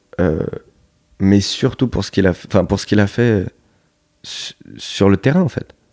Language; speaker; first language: French; native; French